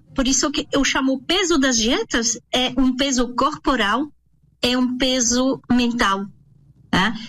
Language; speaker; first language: Portuguese; non-native, fluent; French